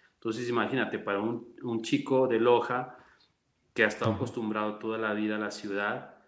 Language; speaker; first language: Spanish; native; Spanish